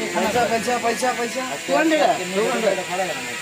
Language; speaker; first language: Hindi; non-native, learner; Bangla